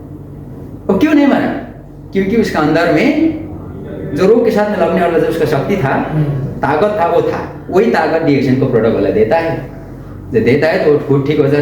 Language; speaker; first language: Hindi; non-native, local second language; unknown